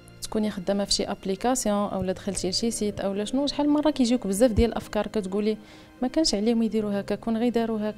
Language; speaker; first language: Arabic; native; Arabic